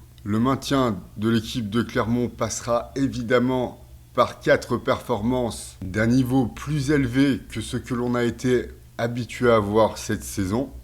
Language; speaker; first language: French; native; French